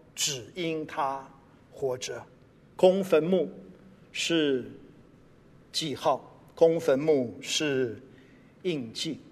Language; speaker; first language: Chinese; non-native, local second language; English